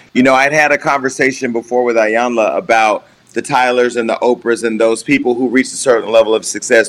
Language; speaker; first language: English; native; English